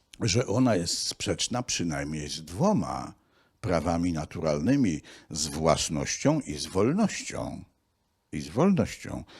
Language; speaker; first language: Polish; native; Polish